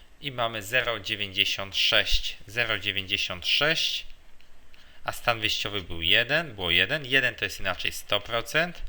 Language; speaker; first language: Polish; native; Polish